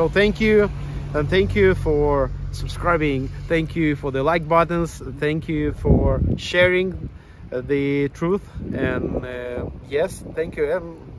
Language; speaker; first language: English; non-native, fluent; Ukrainian